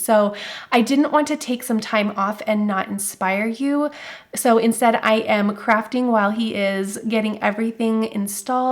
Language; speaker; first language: English; native; English